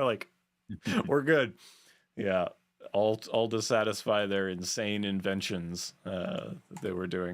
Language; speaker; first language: English; native; English